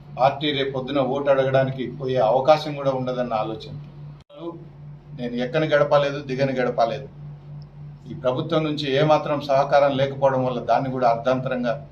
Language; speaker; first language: Telugu; native; Telugu